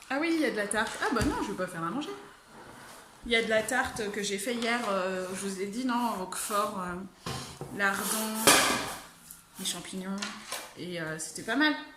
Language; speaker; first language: French; native; French